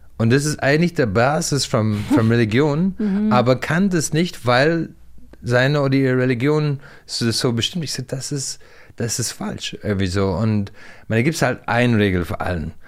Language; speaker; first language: German; non-native, fluent; English